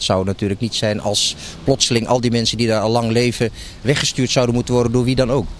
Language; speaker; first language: Dutch; early bilingual, other home language; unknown